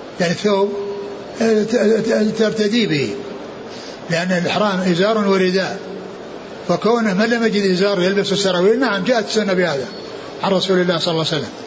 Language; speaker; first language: Arabic; native; Arabic